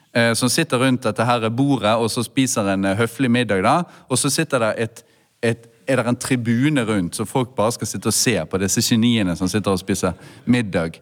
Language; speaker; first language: Norwegian; native; Norwegian